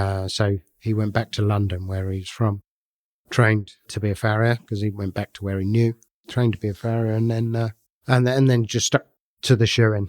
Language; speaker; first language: English; native; English